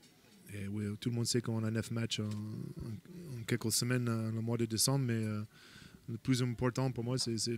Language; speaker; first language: French; non-native, fluent; English